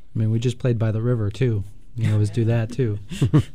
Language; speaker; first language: English; native; English